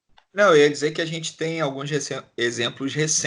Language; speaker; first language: Portuguese; native; Portuguese